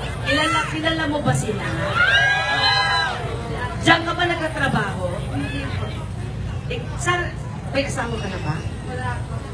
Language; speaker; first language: Filipino; native; Filipino